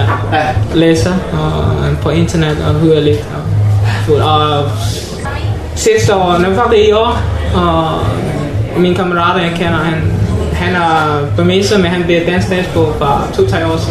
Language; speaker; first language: Danish; non-native, learner; Mon